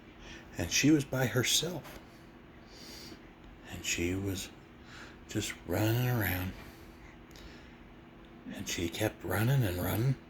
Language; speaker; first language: English; native; English